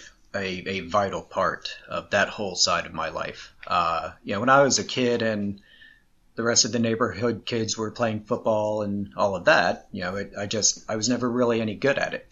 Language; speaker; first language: English; native; English